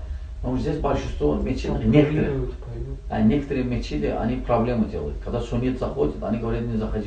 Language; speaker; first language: Russian; non-native, learner; Azerbaijani